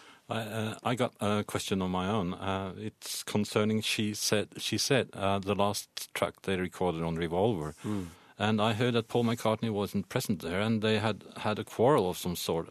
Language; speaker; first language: English; non-native, fluent; Norwegian